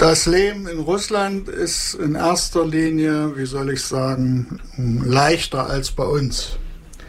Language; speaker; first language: German; native; German